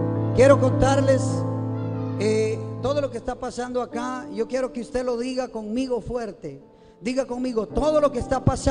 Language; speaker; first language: Spanish; native; Spanish